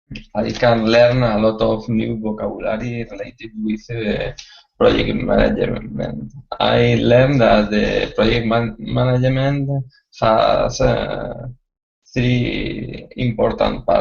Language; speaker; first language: English; non-native, learner; Spanish